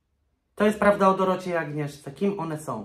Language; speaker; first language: Polish; native; Polish